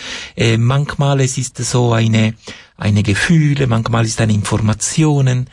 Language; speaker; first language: German; non-native, fluent; Italian